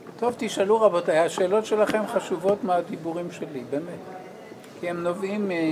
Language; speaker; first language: Hebrew; non-native, fluent; English